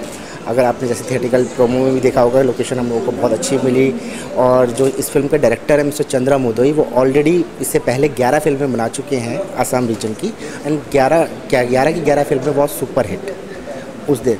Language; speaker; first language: Hindi; native; Hindi